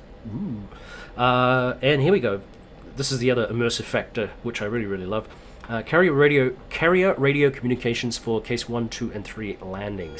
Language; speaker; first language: English; native; English